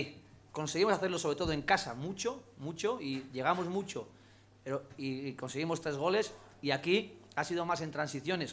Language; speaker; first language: Spanish; native; Spanish